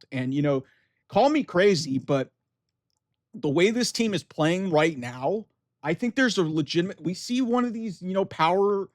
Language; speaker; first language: English; native; English